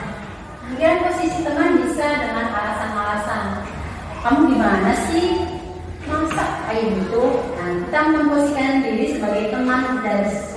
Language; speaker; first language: Indonesian; native; Indonesian